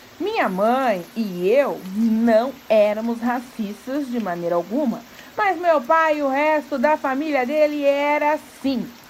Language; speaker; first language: Portuguese; native; Portuguese